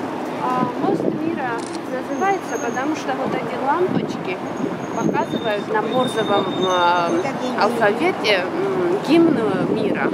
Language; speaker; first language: Russian; non-native, fluent; Georgian